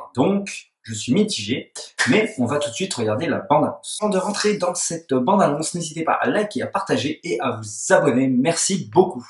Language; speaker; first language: French; native; French